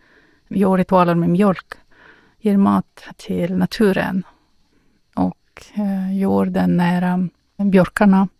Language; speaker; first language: Swedish; non-native, learner; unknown